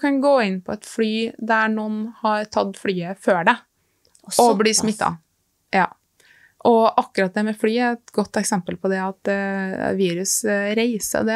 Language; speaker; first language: Norwegian; native; Norwegian